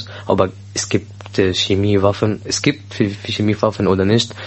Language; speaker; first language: German; non-native, learner; Arabic